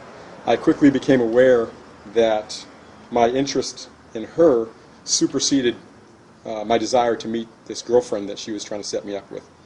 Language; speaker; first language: English; native; English